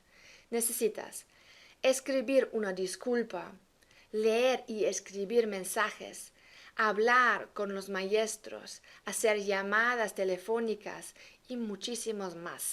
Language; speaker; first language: Spanish; non-native, fluent; German